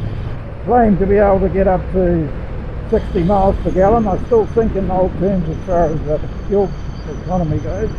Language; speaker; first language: English; native; English